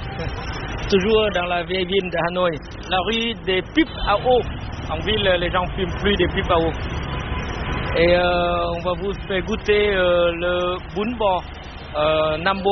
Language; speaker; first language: French; non-native, fluent; Vietnamese